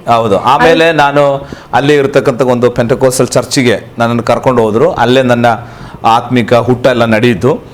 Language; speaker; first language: Kannada; non-native, local second language; Malayalam